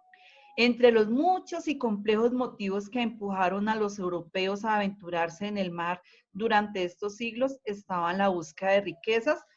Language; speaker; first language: Spanish; native; Spanish